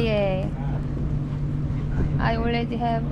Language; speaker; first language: English; non-native, learner; Korean